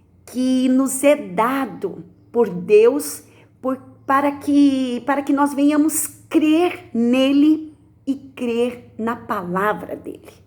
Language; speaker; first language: Portuguese; native; Portuguese